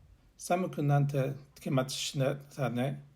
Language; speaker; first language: Japanese; non-native, learner; English